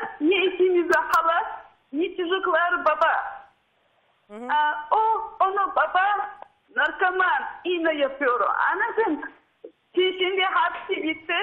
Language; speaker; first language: Turkish; non-native, learner; Russian